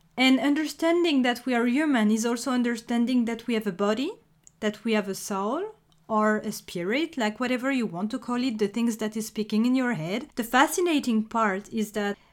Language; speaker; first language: English; non-native, fluent; French